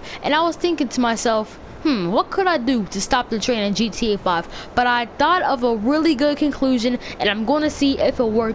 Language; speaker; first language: English; native; English